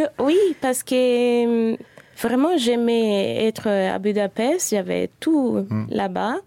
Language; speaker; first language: French; non-native, fluent; Spanish